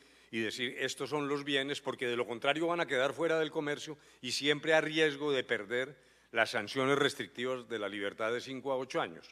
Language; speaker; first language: Spanish; native; Spanish